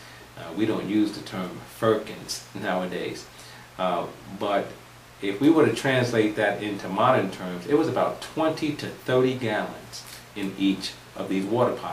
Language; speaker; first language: English; native; English